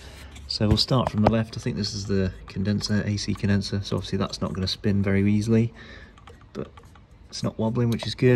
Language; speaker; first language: English; native; English